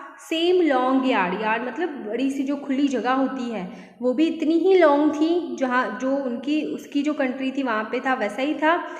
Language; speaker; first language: Hindi; non-native, local second language; Gujarati